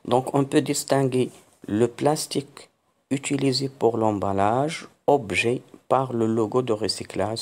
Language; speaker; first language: French; non-native, local second language; Arabic